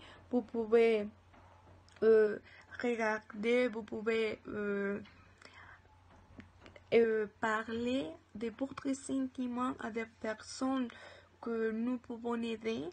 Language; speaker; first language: French; non-native, learner; Spanish